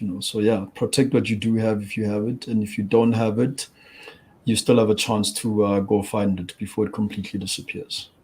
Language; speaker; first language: English; non-native, local second language; Tswana